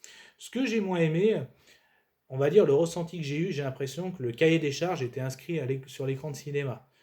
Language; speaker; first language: French; native; French